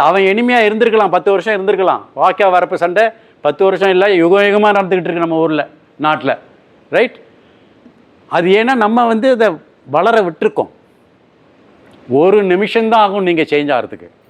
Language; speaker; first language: Tamil; native; Tamil